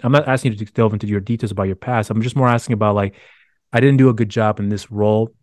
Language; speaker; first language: English; early bilingual, other home language; Spanish